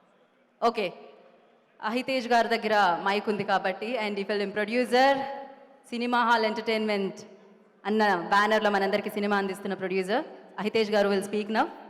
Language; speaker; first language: Telugu; native; Telugu